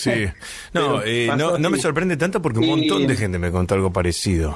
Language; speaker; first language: Spanish; native; Spanish